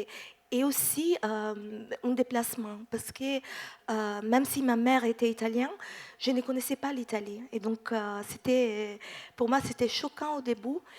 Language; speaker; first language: French; non-native, fluent; Italian